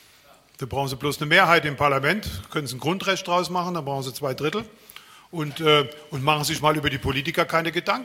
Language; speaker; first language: German; native; German